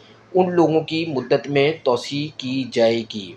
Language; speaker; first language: Urdu; non-native, local second language; Punjabi